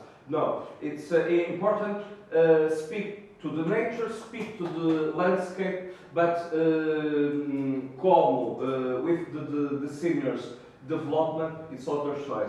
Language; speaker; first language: English; non-native, learner; Portuguese